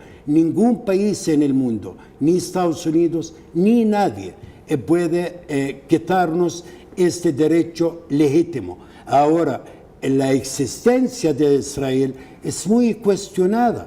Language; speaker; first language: Spanish; non-native, fluent; Arabic